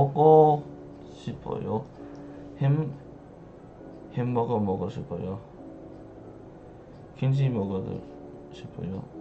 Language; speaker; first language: Korean; non-native, learner; English